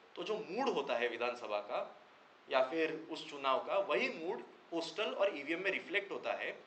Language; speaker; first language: Hindi; non-native, local second language; Marathi